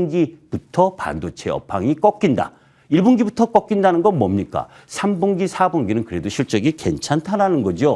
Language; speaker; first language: Korean; native; Korean